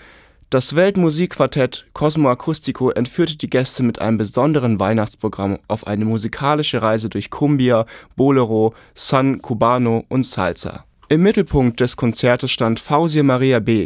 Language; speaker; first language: German; native; German